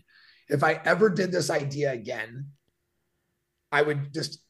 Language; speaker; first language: English; native; English